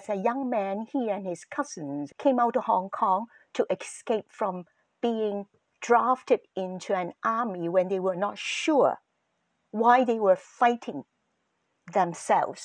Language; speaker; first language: English; non-native, local second language; Cantonese